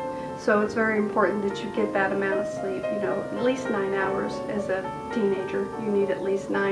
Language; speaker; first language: English; native; English